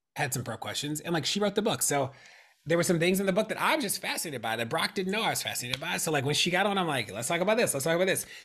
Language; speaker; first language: English; native; English